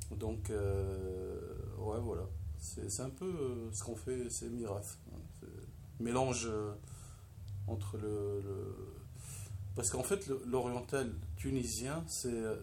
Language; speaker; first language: French; non-native, local second language; Arabic